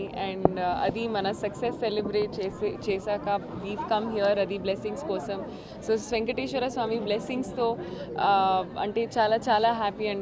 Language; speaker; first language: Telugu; non-native, fluent; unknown